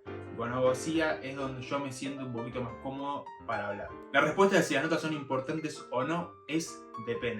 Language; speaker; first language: Spanish; native; Spanish